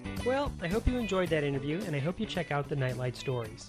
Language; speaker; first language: English; native; English